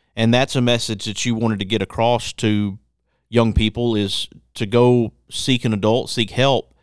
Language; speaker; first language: English; native; English